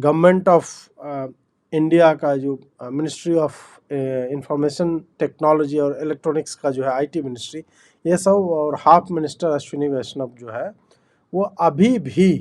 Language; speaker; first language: Hindi; native; Hindi